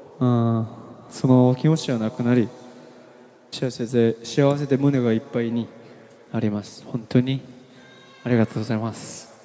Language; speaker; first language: Japanese; non-native, learner; Korean